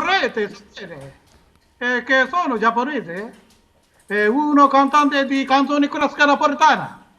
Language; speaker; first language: Italian; non-native, learner; Japanese